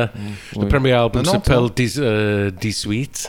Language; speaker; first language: French; non-native, learner; English